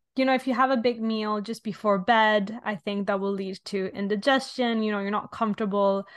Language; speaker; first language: English; non-native, fluent; Italian